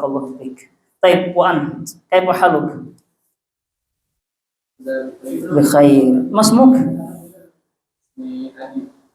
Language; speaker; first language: Arabic; non-native, fluent; Indonesian